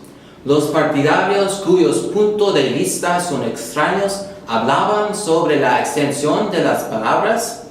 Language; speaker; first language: Spanish; non-native, learner; English